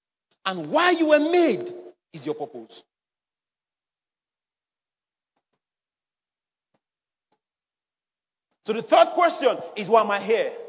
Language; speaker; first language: English; non-native, local second language; Bini